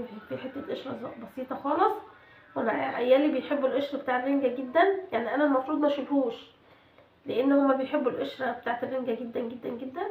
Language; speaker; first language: Arabic; native; Arabic